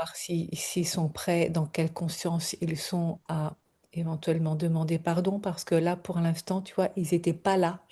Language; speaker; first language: French; native; French